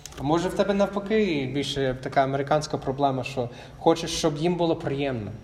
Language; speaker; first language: Ukrainian; non-native, fluent; English